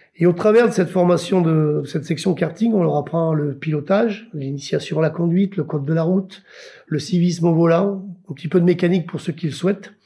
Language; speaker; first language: French; native; French